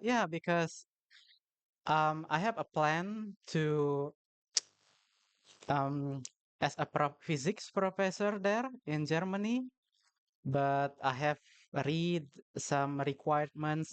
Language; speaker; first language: English; non-native, learner; Indonesian